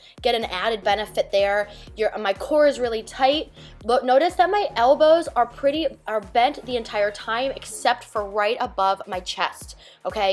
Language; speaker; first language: English; native; English